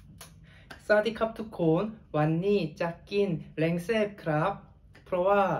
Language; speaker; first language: Thai; non-native, fluent; Korean